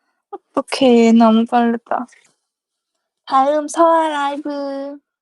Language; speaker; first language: Korean; non-native, learner; Thai